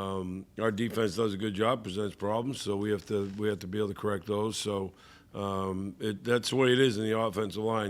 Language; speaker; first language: English; native; English